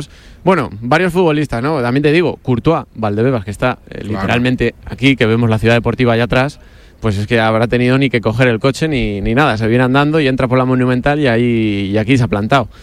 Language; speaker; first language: Spanish; native; Spanish